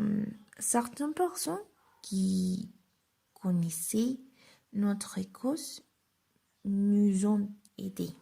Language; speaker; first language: French; non-native, learner; Spanish